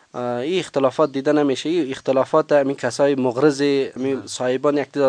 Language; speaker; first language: Persian; native; Persian